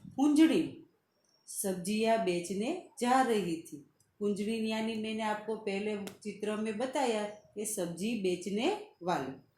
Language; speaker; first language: Hindi; non-native, local second language; Gujarati